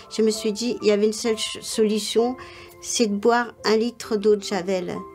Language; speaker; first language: French; non-native, local second language; Morisyen